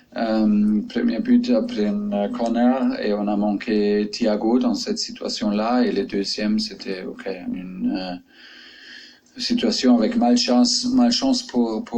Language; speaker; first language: French; non-native, fluent; German